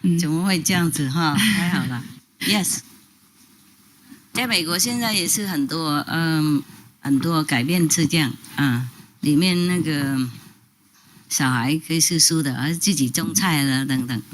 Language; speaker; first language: Chinese; non-native, fluent; Vietnamese